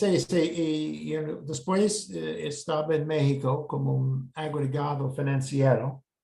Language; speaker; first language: Spanish; non-native, fluent; English